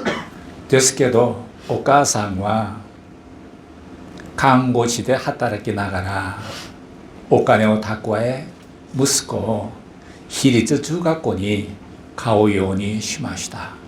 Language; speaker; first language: Japanese; non-native, fluent; Korean